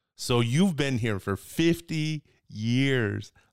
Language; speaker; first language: English; native; English